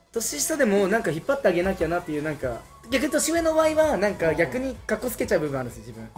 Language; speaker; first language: Japanese; early bilingual, other home language; Spanish